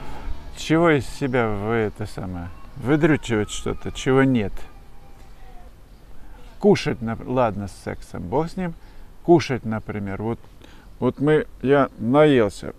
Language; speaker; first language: Russian; native; Russian